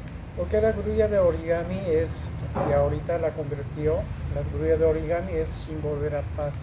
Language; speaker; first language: Spanish; non-native, learner; Japanese